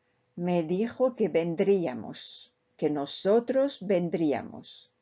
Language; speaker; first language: Spanish; non-native, fluent; French